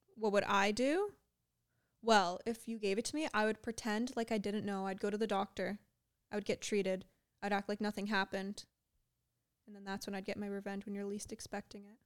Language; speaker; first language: English; native; English